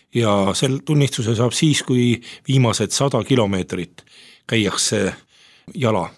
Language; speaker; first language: Estonian; native; Estonian